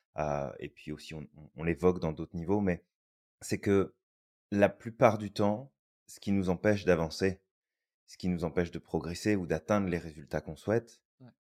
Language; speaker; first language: French; native; French